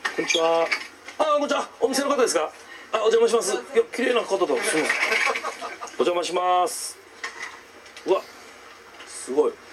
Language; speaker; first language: Japanese; native; Japanese